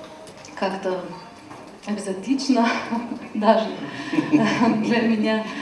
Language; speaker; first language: Russian; non-native, fluent; Lithuanian